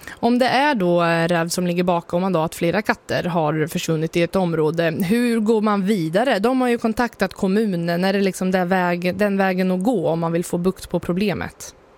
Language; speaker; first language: Swedish; native; Swedish